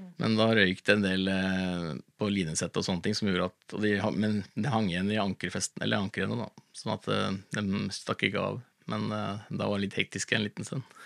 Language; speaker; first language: Norwegian; native; Norwegian